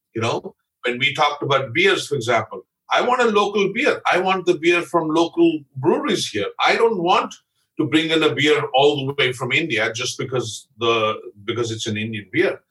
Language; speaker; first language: English; non-native, local second language; Punjabi